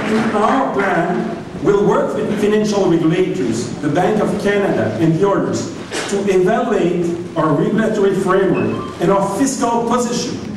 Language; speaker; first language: English; non-native, fluent; French